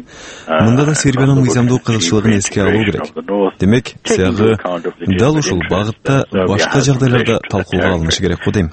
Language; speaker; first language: Kyrgyz; native; Kyrgyz